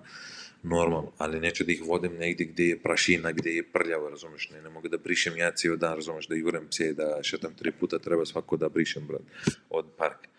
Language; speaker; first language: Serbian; non-native, learner; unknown